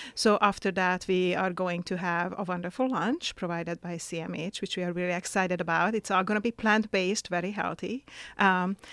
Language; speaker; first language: English; non-native, fluent; Hungarian